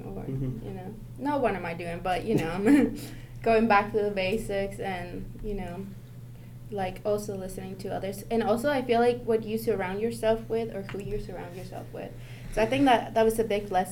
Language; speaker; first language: English; non-native, fluent; Spanish